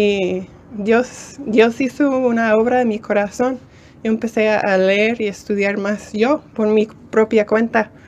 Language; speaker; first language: Spanish; non-native, fluent; English